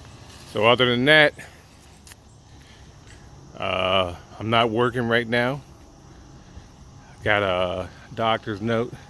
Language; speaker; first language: English; native; English